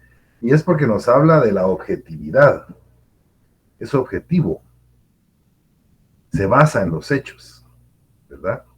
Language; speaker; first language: Spanish; native; Spanish